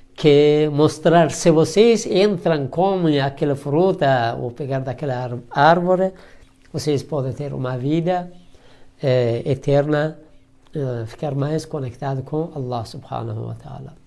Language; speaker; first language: Portuguese; non-native, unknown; Persian